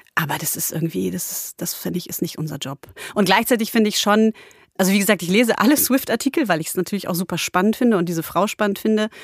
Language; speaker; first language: German; early bilingual, other home language; Polish